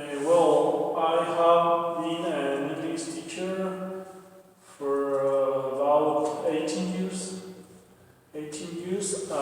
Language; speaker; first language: English; non-native, learner; Spanish